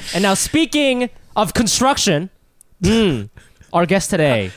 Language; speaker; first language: English; early bilingual, other home language; Japanese